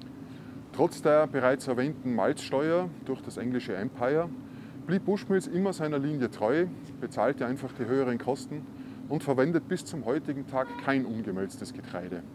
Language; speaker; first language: German; native; German